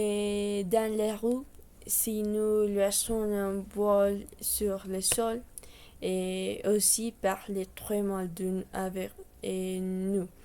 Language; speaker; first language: French; non-native, learner; Spanish